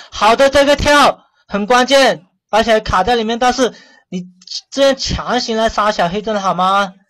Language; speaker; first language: Chinese; non-native, local second language; Cantonese